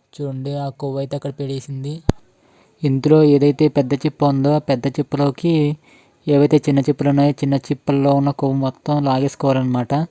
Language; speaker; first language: Telugu; non-native, local second language; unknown